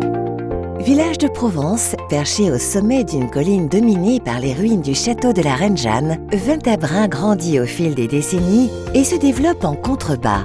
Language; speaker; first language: French; native; French